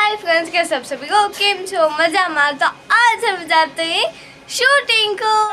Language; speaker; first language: Hindi; non-native, local second language; Urdu